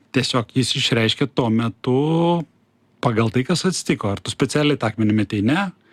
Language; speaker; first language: Lithuanian; native; Lithuanian